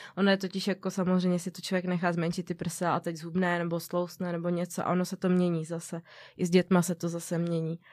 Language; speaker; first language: Czech; native; Czech